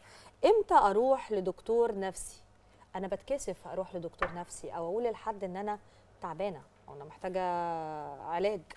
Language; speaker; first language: Arabic; native; Arabic